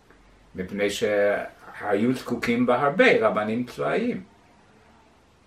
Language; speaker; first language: Hebrew; non-native, fluent; English